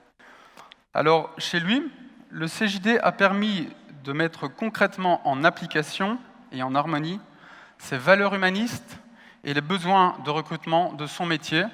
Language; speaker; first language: French; native; French